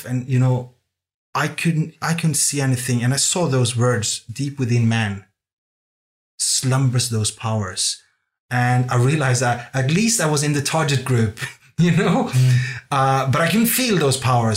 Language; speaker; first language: English; non-native, fluent; Norwegian